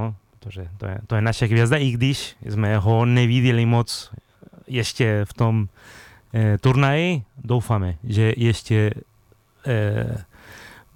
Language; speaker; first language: Czech; non-native, fluent; Spanish